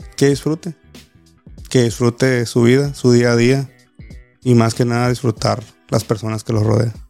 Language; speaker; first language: Spanish; native; Spanish